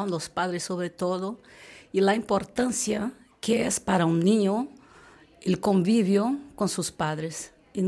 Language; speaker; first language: Spanish; non-native, fluent; Portuguese